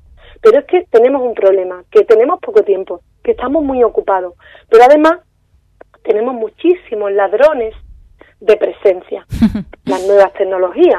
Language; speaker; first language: Spanish; native; Spanish